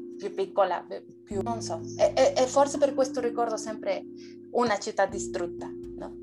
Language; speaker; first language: Italian; non-native, learner; Spanish